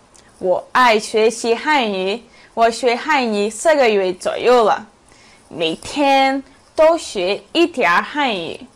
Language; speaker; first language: Chinese; non-native, learner; Portuguese